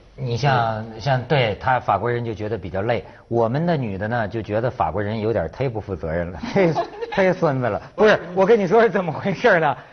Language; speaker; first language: Chinese; native; Chinese